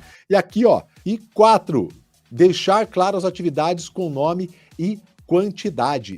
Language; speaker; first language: Portuguese; native; Portuguese